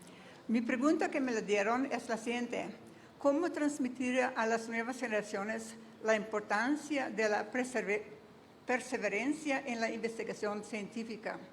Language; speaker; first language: Spanish; non-native, fluent; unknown